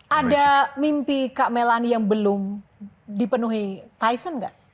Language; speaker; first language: Indonesian; native; Indonesian